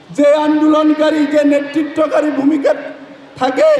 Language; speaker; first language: Bangla; non-native, learner; Assamese